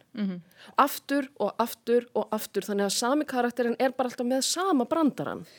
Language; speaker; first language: Icelandic; native; Icelandic